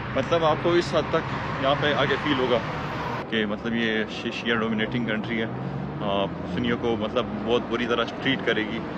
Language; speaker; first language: Hindi; native; Hindi